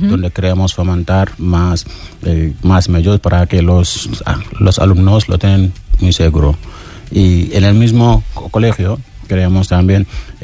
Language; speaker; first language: Spanish; non-native, learner; Wolof